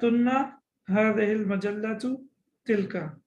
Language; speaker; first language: Arabic; non-native, fluent; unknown